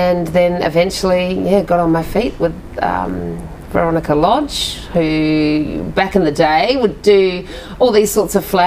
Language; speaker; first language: English; native; English